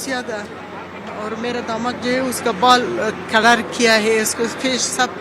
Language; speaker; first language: Hindi; non-native, fluent; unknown